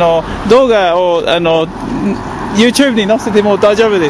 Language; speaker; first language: Japanese; non-native, learner; English